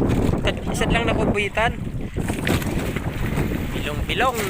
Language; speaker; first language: Filipino; non-native, local second language; Masbatenyo